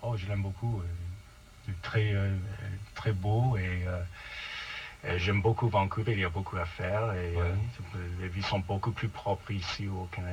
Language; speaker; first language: French; non-native, fluent; English